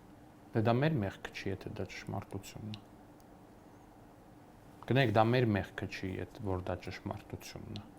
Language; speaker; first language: Armenian; native; Armenian